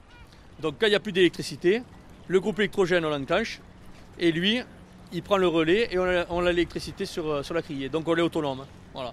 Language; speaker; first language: French; native; French